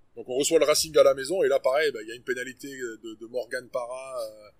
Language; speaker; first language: French; native; French